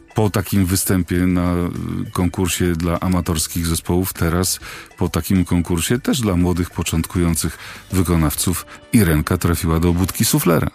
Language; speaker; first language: Polish; native; Polish